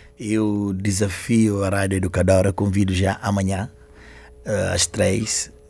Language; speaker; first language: Portuguese; non-native, local second language; Upper Guinea Crioulo